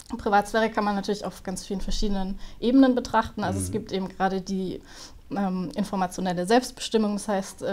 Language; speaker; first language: German; native; German